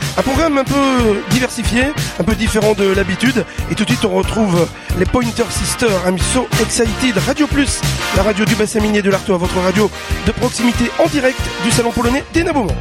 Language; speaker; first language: French; native; French